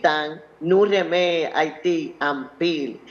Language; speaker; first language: Haitian Creole; non-native, learner; Spanish